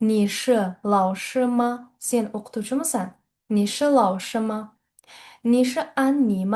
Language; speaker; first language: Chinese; non-native, fluent; Uzbek